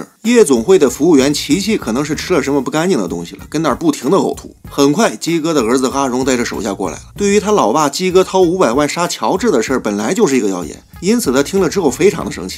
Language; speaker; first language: Chinese; native; Chinese